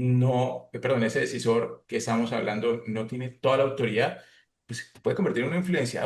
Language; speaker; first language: Spanish; native; Spanish